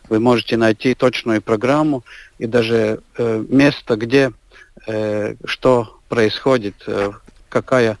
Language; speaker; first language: Russian; non-native, local second language; Latvian